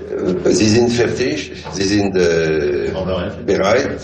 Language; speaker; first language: German; non-native, fluent; French